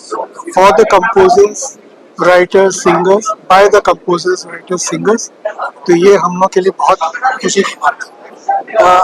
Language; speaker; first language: Hindi; native; Hindi